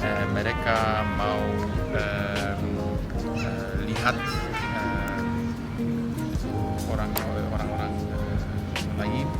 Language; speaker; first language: Indonesian; non-native, fluent; Polish